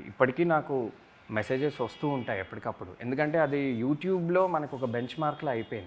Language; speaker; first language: Telugu; native; Telugu